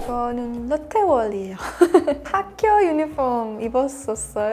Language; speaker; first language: Korean; non-native, learner; Spanish